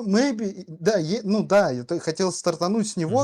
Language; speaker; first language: Russian; native; Russian